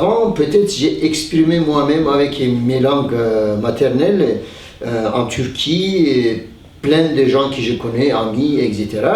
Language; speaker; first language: French; non-native, learner; Turkish